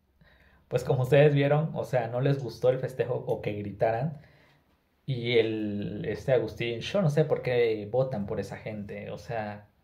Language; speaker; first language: Spanish; native; Spanish